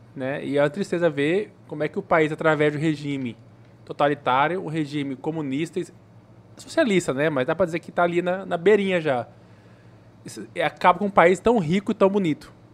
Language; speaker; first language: Portuguese; native; Portuguese